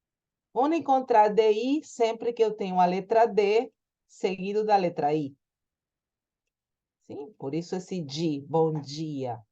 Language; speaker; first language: Portuguese; non-native, fluent; Spanish